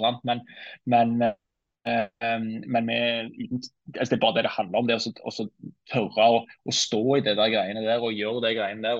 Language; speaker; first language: Norwegian; native; Norwegian